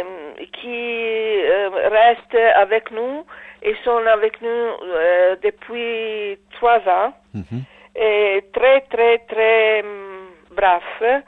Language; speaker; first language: French; non-native, learner; Italian